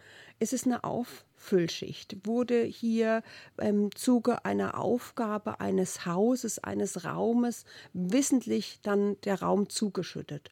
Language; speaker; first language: German; native; German